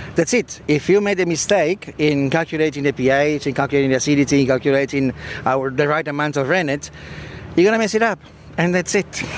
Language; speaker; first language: English; non-native, fluent; Italian